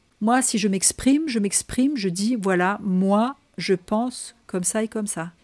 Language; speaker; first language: French; non-native, fluent; Danish